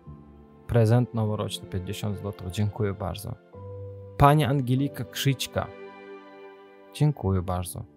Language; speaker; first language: Polish; non-native, learner; Azerbaijani